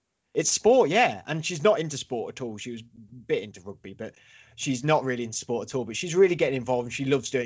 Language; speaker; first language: English; native; English